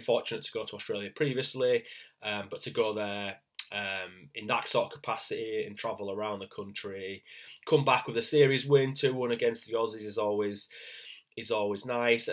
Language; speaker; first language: English; native; English